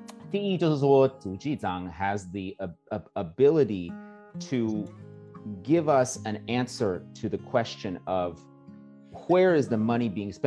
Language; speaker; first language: English; early bilingual, other home language; Chinese